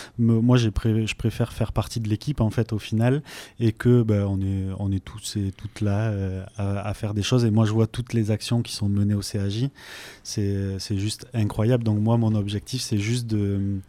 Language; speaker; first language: French; native; French